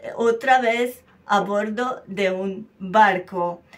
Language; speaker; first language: Spanish; non-native, fluent; Russian